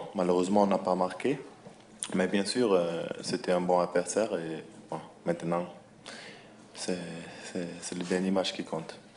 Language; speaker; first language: French; non-native, fluent; German